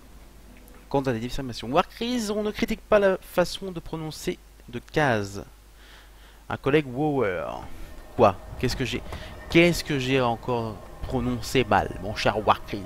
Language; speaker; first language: French; native; French